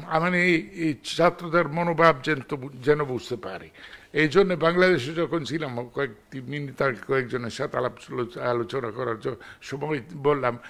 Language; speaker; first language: Bangla; non-native, fluent; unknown